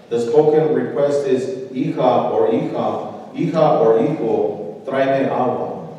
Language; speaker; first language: Spanish; early bilingual, heritage; Spanish